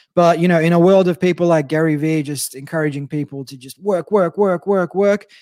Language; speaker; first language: English; native; English